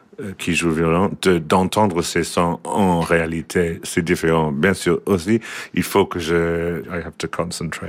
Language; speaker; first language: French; non-native, learner; English